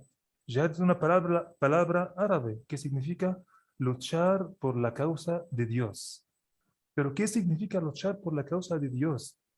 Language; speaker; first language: Spanish; non-native, fluent; Arabic